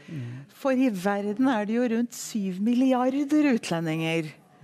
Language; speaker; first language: Norwegian; early bilingual, heritage; Norwegian